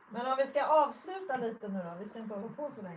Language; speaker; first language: Swedish; native; Swedish